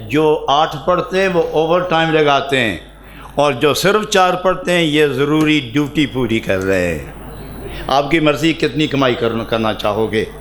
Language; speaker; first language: Urdu; non-native, local second language; Punjabi